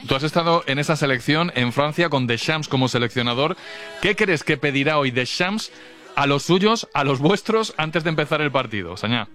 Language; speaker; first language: Spanish; native; Spanish